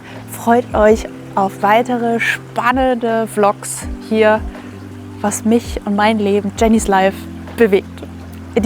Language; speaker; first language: German; native; German